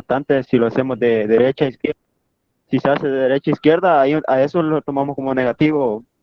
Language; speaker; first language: Spanish; native; Spanish